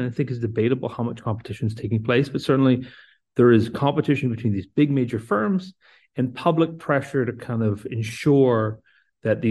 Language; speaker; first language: English; native; English